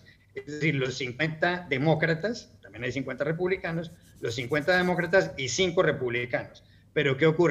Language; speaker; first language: Spanish; native; Spanish